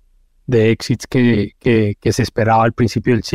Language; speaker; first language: Spanish; native; Spanish